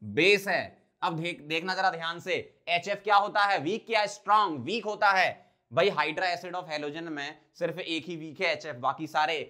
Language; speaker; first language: Hindi; native; Hindi